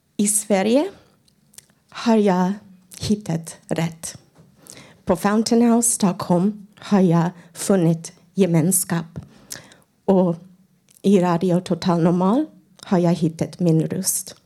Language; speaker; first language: Swedish; non-native, learner; English